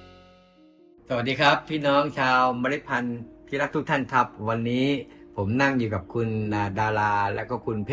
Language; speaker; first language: Thai; native; Thai